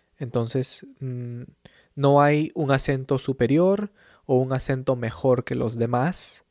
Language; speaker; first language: Spanish; native; Spanish